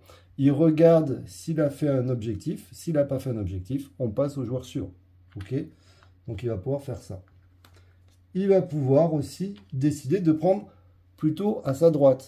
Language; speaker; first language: French; native; French